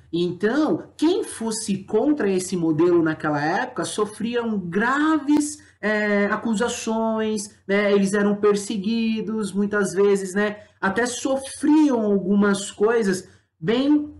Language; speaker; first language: Portuguese; native; Portuguese